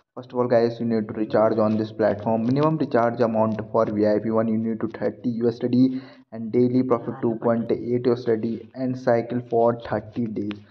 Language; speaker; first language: English; non-native, learner; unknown